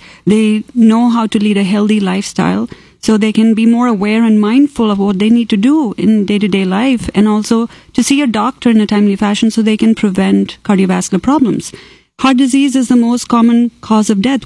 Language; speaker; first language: English; non-native, local second language; Malayalam